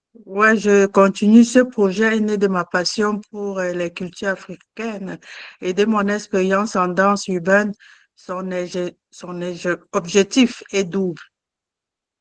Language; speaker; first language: French; non-native, fluent; German